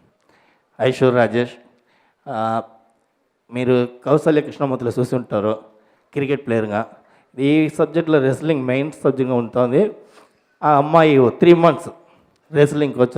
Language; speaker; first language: Telugu; non-native, learner; Tamil